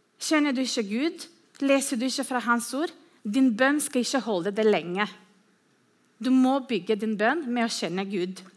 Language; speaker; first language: Norwegian; non-native, fluent; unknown